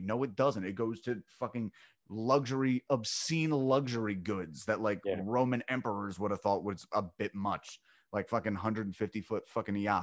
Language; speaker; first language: English; native; English